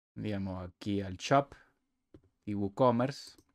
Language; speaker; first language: Italian; non-native, learner; Spanish